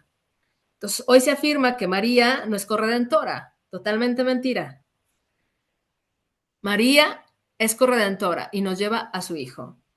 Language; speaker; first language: Spanish; native; Spanish